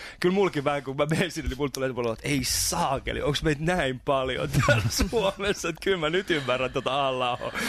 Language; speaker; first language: Finnish; early bilingual, other home language; Persian